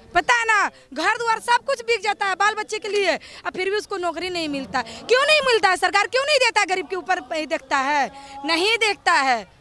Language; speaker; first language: Hindi; native; Hindi